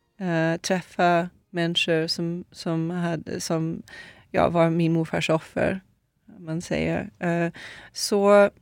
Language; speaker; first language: Swedish; non-native, fluent; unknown